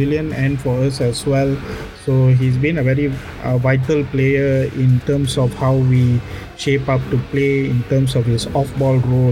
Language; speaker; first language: English; non-native, local second language; Tamil